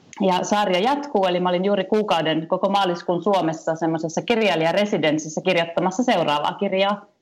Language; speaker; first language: Finnish; native; Finnish